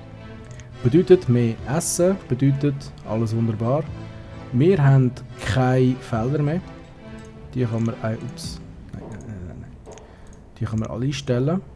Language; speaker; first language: German; native; German